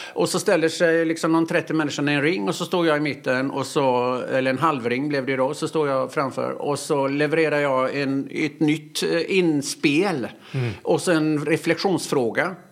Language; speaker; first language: Swedish; native; Swedish